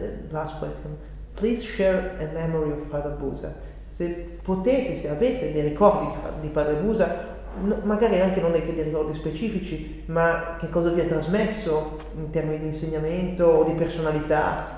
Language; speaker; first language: Italian; native; Italian